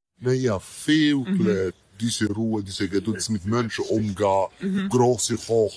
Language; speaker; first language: German; non-native, learner; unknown